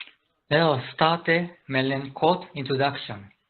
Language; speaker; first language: Danish; non-native, learner; Japanese